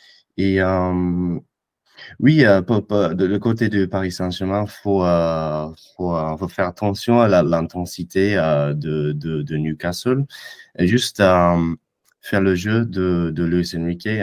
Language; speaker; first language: French; non-native, fluent; English